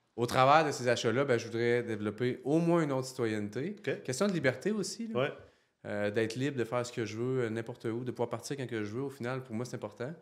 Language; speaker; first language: French; native; French